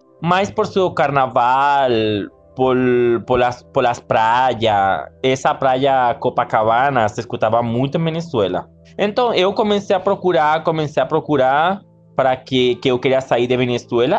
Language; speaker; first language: Portuguese; non-native, learner; Spanish